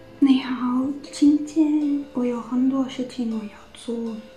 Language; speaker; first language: Chinese; non-native, learner; Portuguese